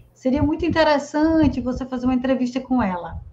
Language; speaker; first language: Portuguese; native; Portuguese